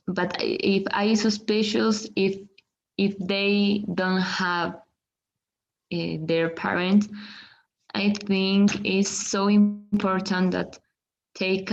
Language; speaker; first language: English; non-native, learner; Spanish